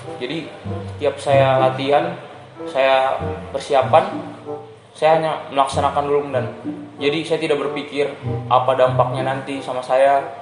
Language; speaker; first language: Indonesian; native; Indonesian